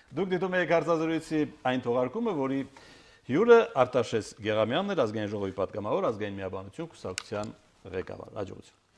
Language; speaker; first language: Armenian; native; Armenian